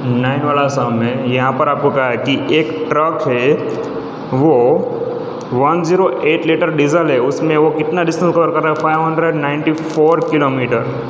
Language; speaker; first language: Hindi; non-native, local second language; Gujarati